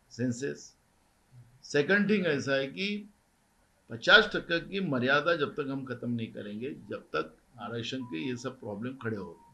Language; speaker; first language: Hindi; non-native, local second language; Marathi